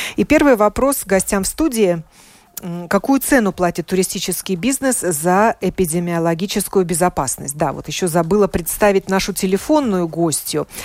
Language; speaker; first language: Russian; native; Russian